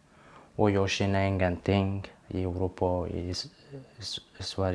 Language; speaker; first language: Swedish; non-native, fluent; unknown